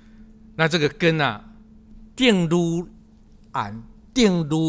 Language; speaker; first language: Chinese; non-native, local second language; Min Nan Chinese